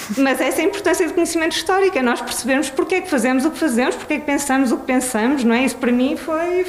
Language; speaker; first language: Portuguese; early bilingual, other home language; Swedish